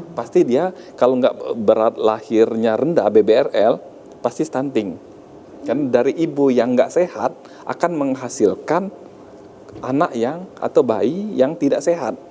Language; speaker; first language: Indonesian; native; Indonesian